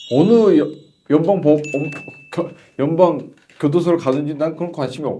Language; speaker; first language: Korean; native; Korean